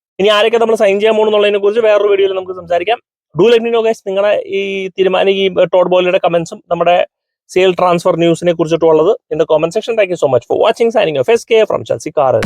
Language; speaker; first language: Malayalam; native; Malayalam